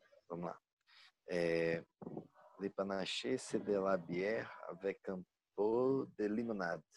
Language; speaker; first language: French; non-native, learner; Portuguese